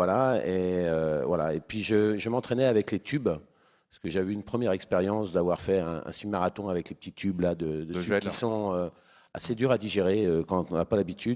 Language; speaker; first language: French; native; French